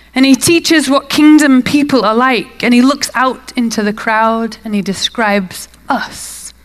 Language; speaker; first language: English; native; English